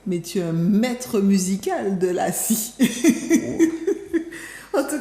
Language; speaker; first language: French; native; French